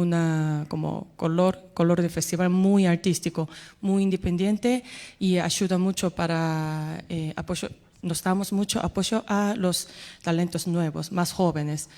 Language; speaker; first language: Spanish; non-native, fluent; Korean